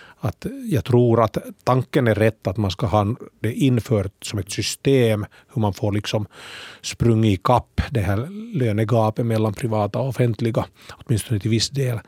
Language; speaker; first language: Swedish; native; Swedish